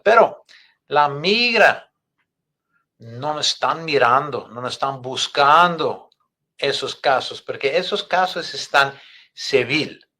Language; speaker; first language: Spanish; non-native, fluent; English